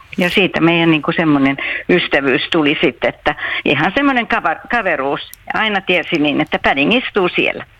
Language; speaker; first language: Finnish; native; Finnish